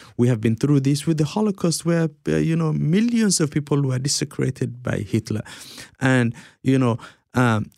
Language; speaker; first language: English; early bilingual, other home language; Somali